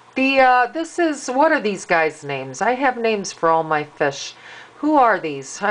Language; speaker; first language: English; native; English